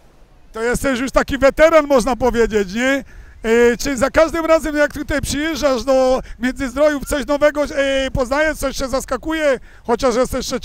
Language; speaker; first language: Polish; native; Polish